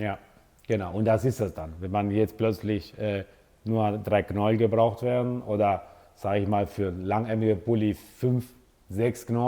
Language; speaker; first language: German; non-native, fluent; Italian